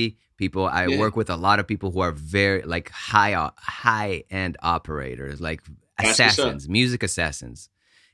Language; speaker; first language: English; non-native, fluent; Hebrew